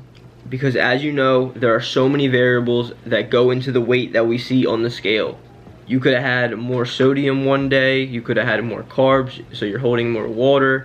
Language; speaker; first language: English; native; English